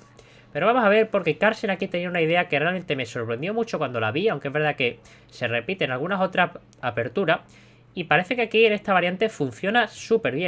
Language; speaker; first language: Spanish; native; Spanish